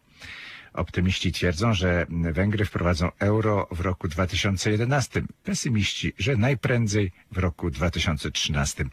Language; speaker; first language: Polish; native; Polish